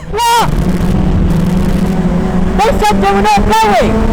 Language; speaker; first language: English; native; English